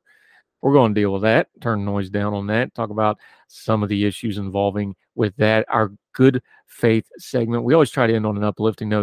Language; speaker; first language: English; native; English